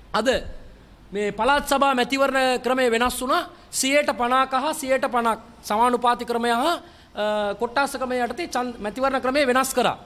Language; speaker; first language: Sinhala; non-native, local second language; Tamil